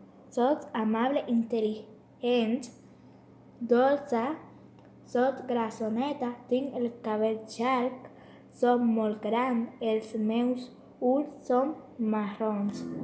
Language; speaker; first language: Catalan; non-native, learner; Spanish